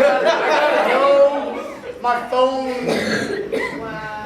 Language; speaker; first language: English; native; English